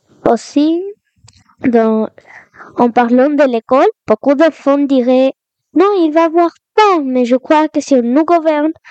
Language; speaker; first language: French; non-native, learner; Spanish